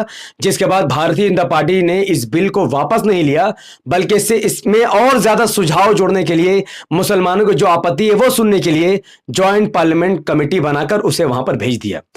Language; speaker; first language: Hindi; native; Hindi